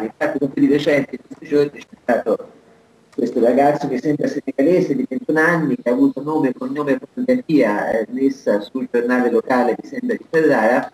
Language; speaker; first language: Italian; native; Italian